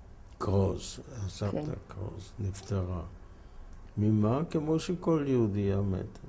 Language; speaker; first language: Hebrew; non-native, fluent; German